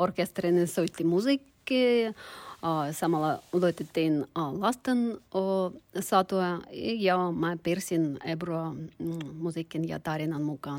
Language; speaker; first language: Finnish; non-native, learner; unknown